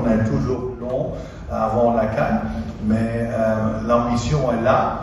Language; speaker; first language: French; non-native, fluent; Dutch